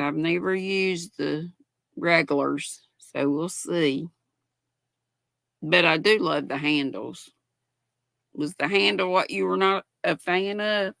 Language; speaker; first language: English; native; English